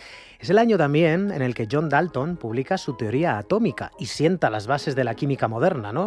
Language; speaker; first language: Spanish; native; Spanish